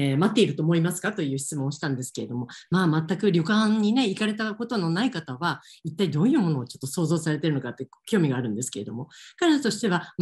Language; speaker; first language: Japanese; native; Japanese